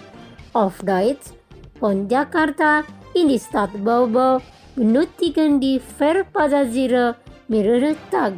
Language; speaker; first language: German; non-native, fluent; Indonesian